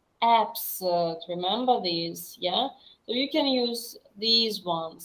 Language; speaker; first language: English; non-native, fluent; Russian